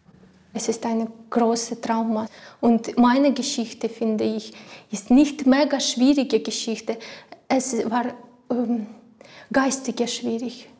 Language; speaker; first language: German; non-native, learner; Ukrainian